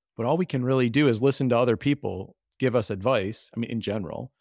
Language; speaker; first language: English; native; English